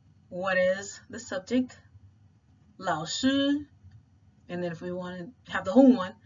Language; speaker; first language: English; native; English